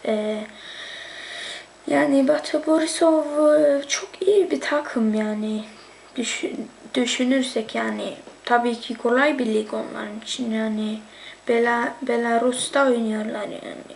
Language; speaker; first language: Turkish; early bilingual, heritage; Turkish